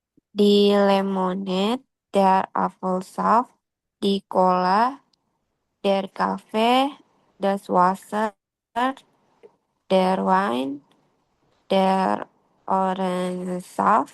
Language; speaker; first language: German; non-native, learner; Indonesian